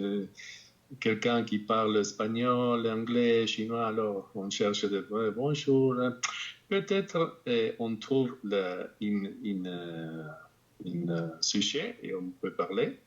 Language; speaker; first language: French; non-native, fluent; Spanish